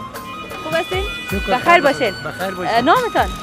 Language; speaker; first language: Persian; native; Persian